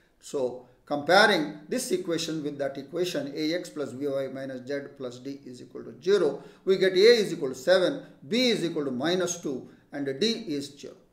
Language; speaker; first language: English; non-native, local second language; Telugu